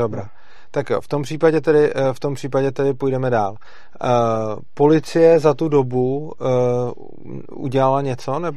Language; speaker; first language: Czech; native; Czech